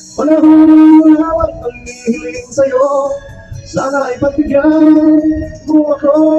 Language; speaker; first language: Filipino; native; Filipino